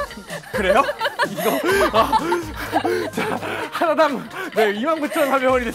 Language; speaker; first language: Korean; native; Korean